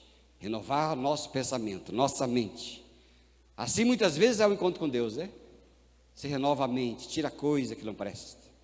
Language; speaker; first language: Portuguese; native; Portuguese